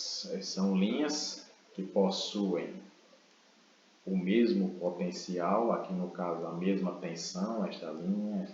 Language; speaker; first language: Portuguese; native; Portuguese